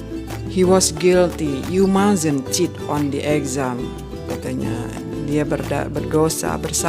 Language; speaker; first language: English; non-native, fluent; Indonesian